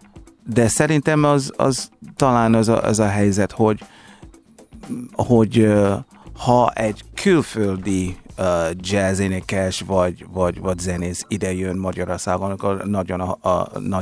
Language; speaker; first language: Hungarian; non-native, fluent; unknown